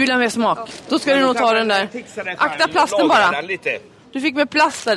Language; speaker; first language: Swedish; native; Swedish